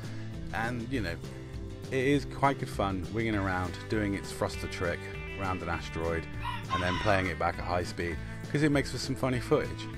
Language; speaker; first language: English; native; English